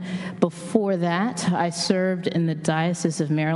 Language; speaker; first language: English; native; English